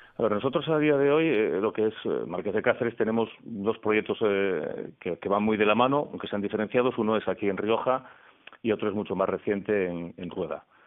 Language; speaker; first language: Spanish; native; Spanish